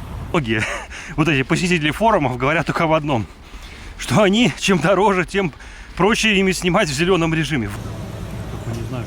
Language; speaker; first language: Russian; native; Russian